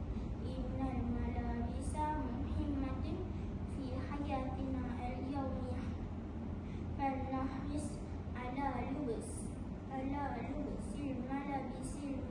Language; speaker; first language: Arabic; non-native, learner; Malay